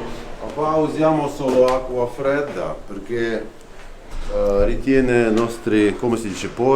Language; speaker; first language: Italian; non-native, learner; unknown